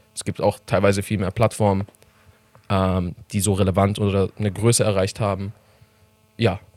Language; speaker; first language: German; non-native, fluent; Persian